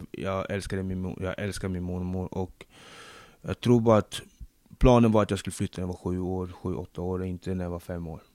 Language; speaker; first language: Swedish; early bilingual, other home language; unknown